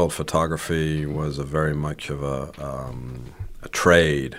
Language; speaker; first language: English; native; English